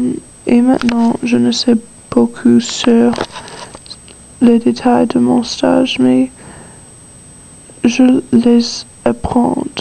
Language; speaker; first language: French; non-native, learner; English